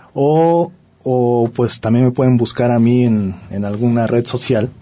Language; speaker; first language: Spanish; early bilingual, other home language; Japanese